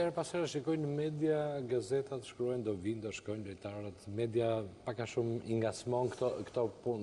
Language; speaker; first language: Albanian; native; Albanian